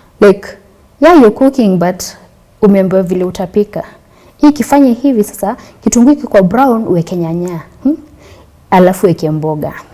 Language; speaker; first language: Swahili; non-native, local second language; Meru